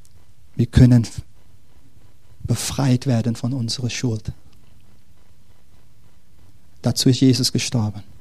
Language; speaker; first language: German; non-native, fluent; Dutch